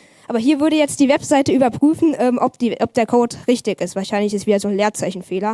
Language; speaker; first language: German; native; German